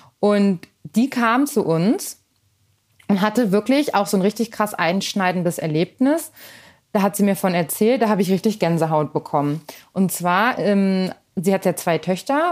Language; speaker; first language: German; native; German